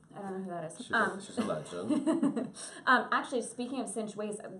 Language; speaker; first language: English; native; English